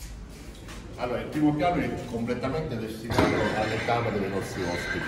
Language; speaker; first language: Italian; native; Italian